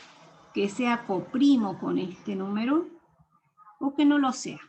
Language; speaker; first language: Spanish; native; Spanish